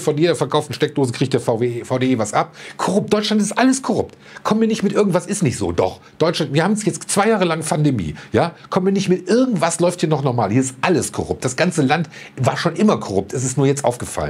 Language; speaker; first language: German; native; German